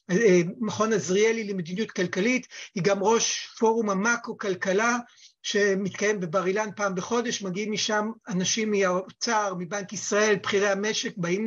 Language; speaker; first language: Hebrew; native; Hebrew